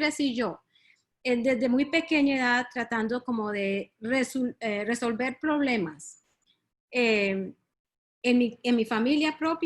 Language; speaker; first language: Spanish; early bilingual, heritage; Spanish